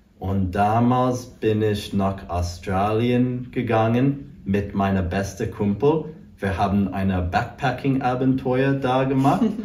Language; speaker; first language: German; non-native, fluent; English